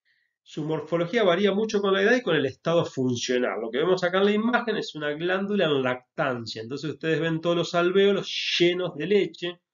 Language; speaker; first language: Spanish; native; Spanish